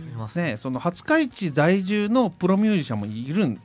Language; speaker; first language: Japanese; native; Japanese